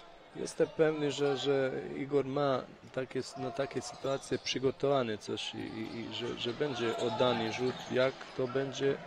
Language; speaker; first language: Polish; non-native, fluent; Bosnian